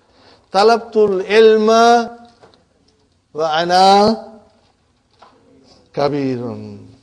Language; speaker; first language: Arabic; non-native, fluent; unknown